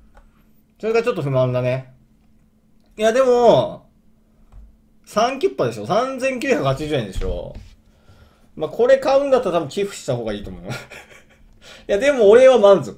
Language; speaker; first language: Japanese; native; Japanese